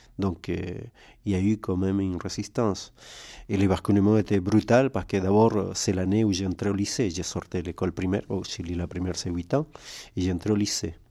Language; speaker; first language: French; non-native, fluent; Spanish